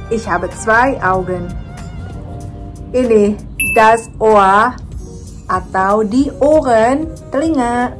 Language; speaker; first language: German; early bilingual, other home language; Indonesian